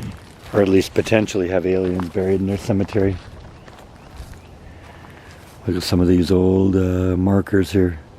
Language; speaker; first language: English; native; English